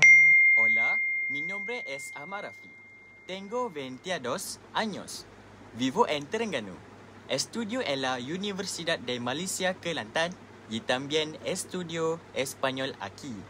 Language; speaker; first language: Spanish; non-native, learner; Malay